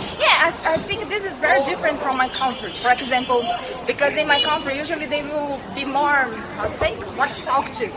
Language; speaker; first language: English; non-native, fluent; Portuguese